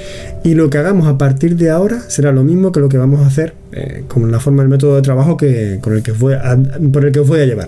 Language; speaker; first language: Spanish; native; Spanish